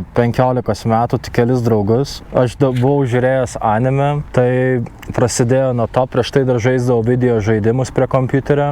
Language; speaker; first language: Lithuanian; non-native, local second language; Russian